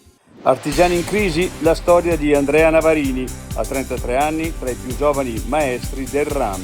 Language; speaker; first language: Italian; native; Italian